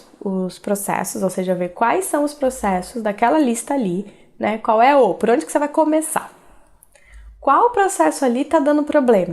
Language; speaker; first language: Portuguese; native; Portuguese